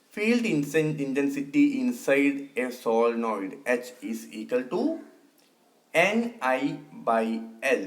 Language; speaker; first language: English; non-native, local second language; Malayalam